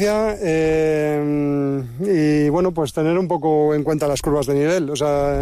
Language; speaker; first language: Spanish; native; Spanish